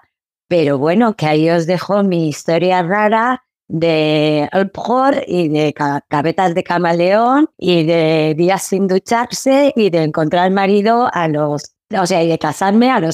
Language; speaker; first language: Spanish; early bilingual, other home language; Arabic